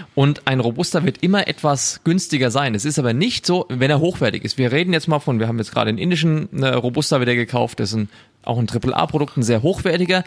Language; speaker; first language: German; native; German